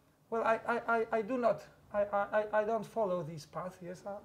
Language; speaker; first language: English; non-native, fluent; Polish